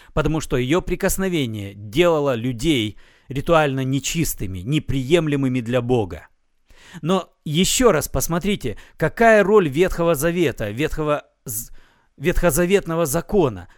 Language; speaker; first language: Russian; native; Russian